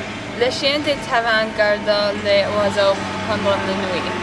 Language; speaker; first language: French; non-native, learner; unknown